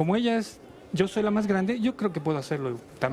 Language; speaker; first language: Spanish; native; Spanish